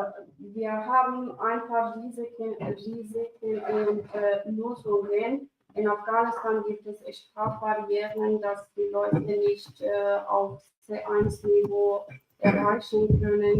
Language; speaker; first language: German; non-native, fluent; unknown